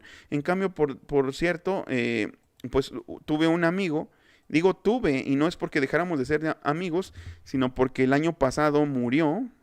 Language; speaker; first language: Spanish; native; Spanish